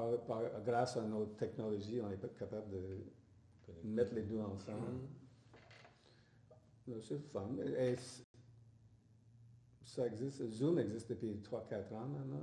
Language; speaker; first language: French; non-native, fluent; English